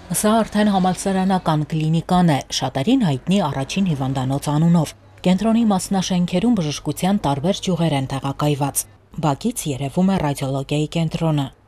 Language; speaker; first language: Armenian; native; Armenian